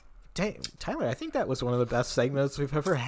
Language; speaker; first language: English; native; English